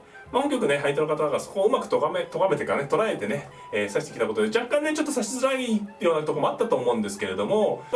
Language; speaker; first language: Japanese; native; Japanese